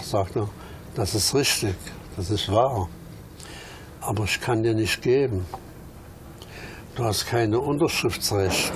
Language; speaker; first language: German; early bilingual, other home language; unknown